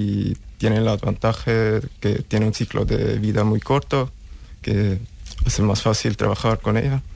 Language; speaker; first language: Spanish; non-native, fluent; German